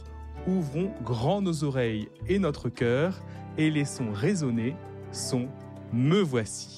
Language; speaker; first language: French; native; French